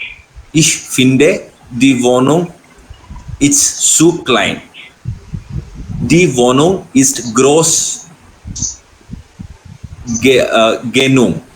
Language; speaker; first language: German; non-native, learner; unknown